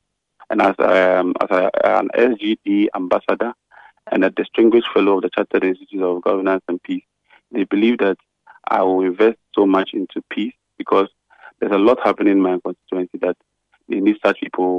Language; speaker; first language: English; non-native, local second language; Ga